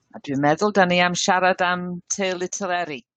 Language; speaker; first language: Welsh; non-native, learner; English